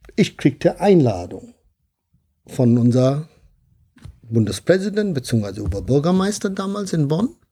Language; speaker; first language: German; non-native, fluent; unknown